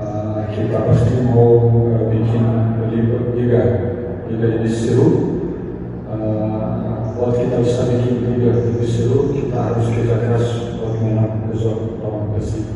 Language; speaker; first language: Indonesian; non-native, fluent; Portuguese